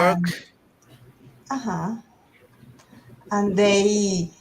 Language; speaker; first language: English; non-native, learner; Spanish